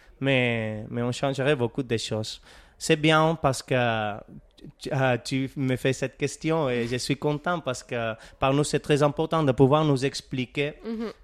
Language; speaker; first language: French; non-native, learner; Catalan